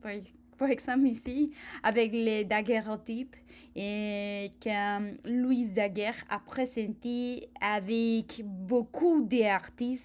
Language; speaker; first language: French; non-native, fluent; Spanish